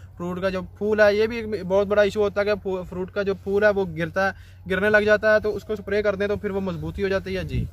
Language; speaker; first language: Urdu; non-native, local second language; Punjabi